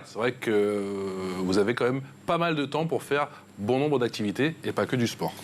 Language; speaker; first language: French; native; French